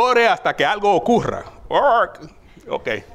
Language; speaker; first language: Spanish; native; Spanish